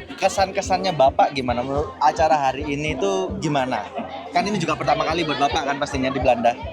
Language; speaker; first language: Indonesian; native; Indonesian